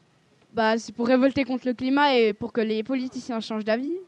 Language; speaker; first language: French; native; French